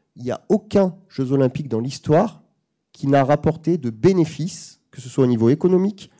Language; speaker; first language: French; native; French